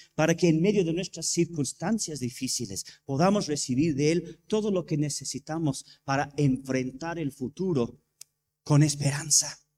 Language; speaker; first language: Spanish; non-native, fluent; English